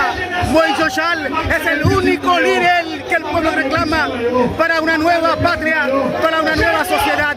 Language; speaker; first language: Spanish; non-native, fluent; Haitian Creole